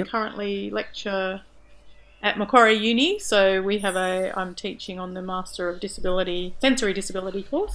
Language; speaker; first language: English; native; English